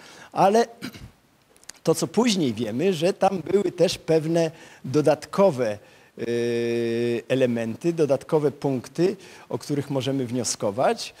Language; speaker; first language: Polish; native; Polish